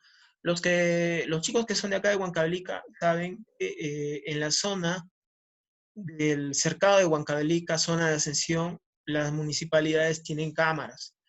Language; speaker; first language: Spanish; native; Spanish